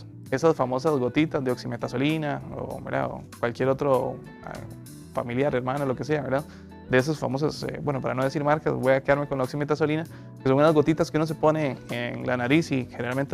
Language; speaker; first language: Spanish; native; Spanish